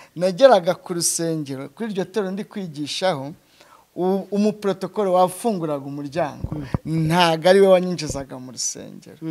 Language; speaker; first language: Kinyarwanda; native; Kinyarwanda